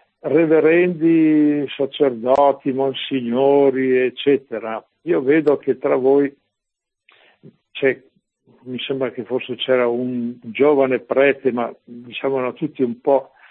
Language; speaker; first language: Italian; native; Italian